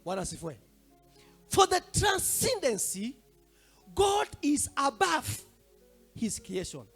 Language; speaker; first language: English; non-native, local second language; Swahili